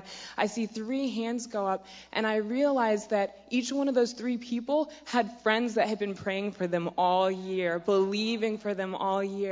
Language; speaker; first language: English; native; English